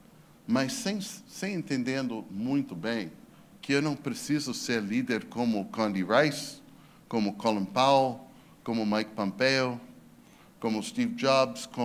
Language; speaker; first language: Portuguese; non-native, fluent; English